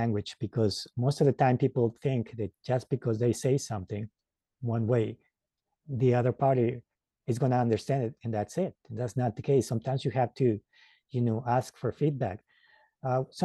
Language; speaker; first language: English; non-native, fluent; Spanish